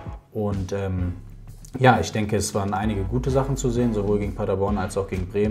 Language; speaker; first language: German; native; German